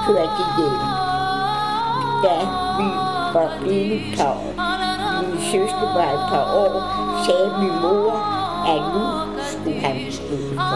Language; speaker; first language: Danish; early bilingual, other home language; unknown